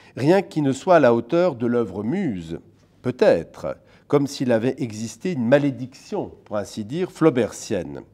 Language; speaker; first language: French; native; French